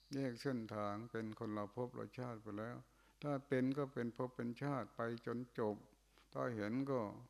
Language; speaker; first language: Thai; non-native, local second language; Northeastern Thai